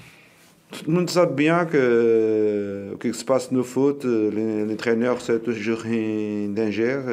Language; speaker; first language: French; non-native, learner; Portuguese